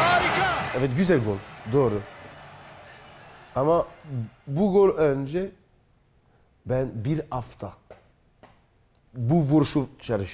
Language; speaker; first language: Turkish; non-native, learner; French